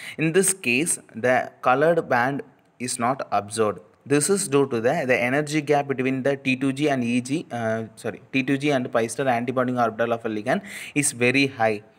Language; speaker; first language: English; non-native, local second language; Tamil